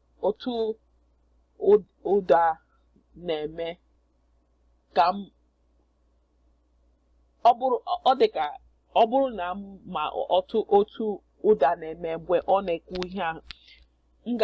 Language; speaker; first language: Igbo; non-native, learner; English